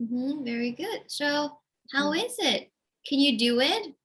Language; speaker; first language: English; non-native, fluent; Thai